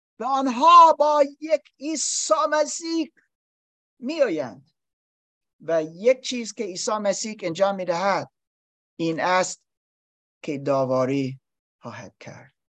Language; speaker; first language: Persian; non-native, learner; English